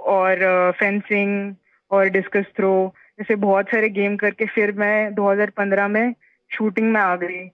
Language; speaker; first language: Hindi; non-native, local second language; Marathi